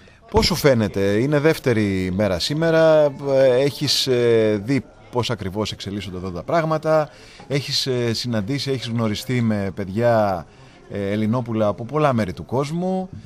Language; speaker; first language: Greek; native; Greek